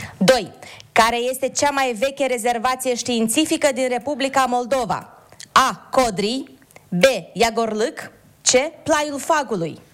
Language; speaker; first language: Romanian; native; Romanian